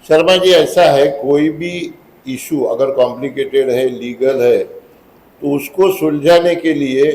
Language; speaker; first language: Hindi; non-native, local second language; Marathi